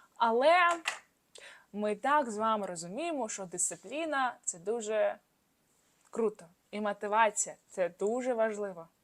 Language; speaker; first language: Ukrainian; non-native, local second language; Russian